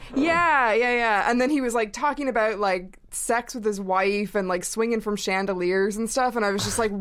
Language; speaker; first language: English; native; English